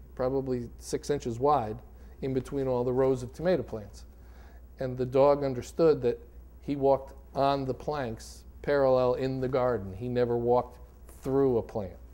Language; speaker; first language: English; native; English